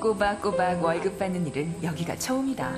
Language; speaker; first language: Korean; native; Korean